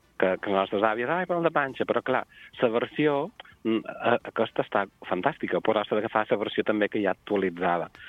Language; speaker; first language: Catalan; native; Catalan